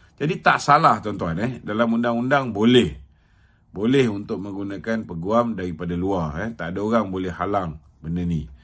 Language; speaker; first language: Malay; native; Malay